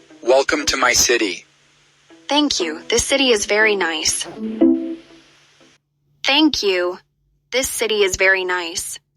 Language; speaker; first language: English; non-native, learner; Turkish